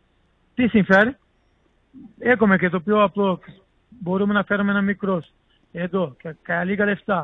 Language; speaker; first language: Greek; non-native, learner; Portuguese